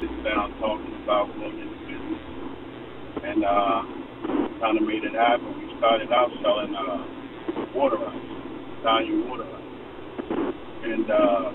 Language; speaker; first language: English; native; English